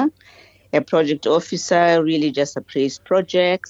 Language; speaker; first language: English; non-native, local second language; Southern Sotho